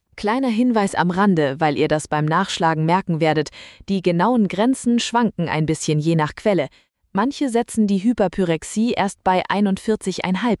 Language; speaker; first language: German; native; German